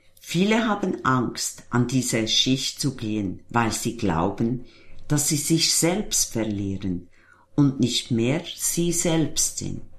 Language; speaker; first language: German; native; German